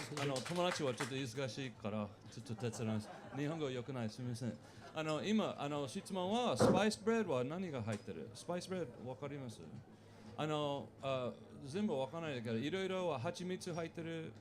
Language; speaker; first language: Japanese; non-native, learner; English